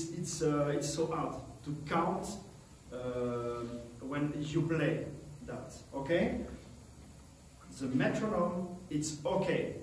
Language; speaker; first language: English; non-native, learner; French